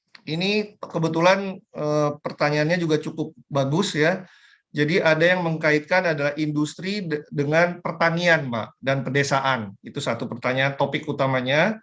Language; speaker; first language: Indonesian; native; Indonesian